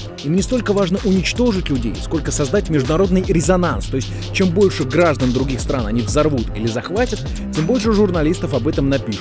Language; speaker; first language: Russian; native; Russian